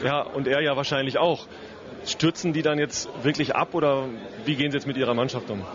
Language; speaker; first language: German; native; German